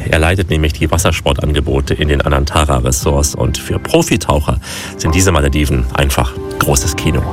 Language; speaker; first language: German; native; German